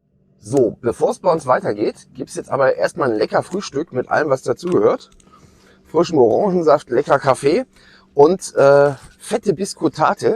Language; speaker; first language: German; native; German